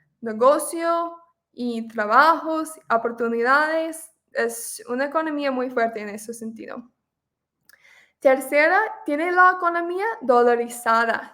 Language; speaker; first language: Spanish; non-native, fluent; English